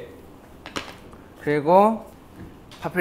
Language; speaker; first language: Korean; non-native, fluent; Thai